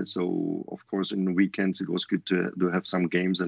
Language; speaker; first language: English; non-native, fluent; German